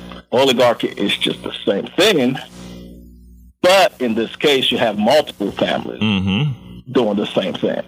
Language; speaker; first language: English; non-native, local second language; Yoruba